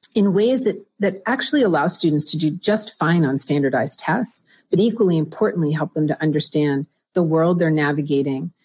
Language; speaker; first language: English; native; English